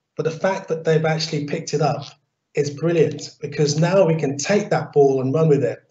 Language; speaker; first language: English; native; English